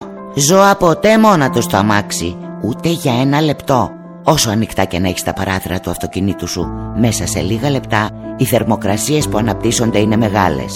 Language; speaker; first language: Greek; native; Greek